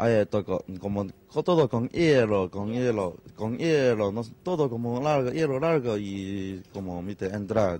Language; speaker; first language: Spanish; non-native, learner; Chinese